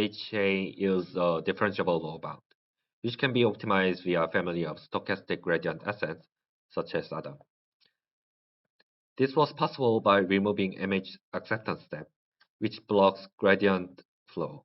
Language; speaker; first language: English; non-native, learner; Korean